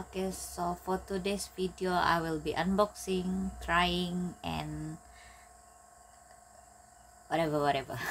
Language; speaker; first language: English; non-native, local second language; Malay